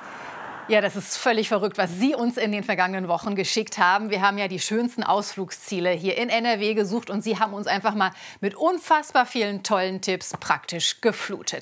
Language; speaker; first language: German; native; German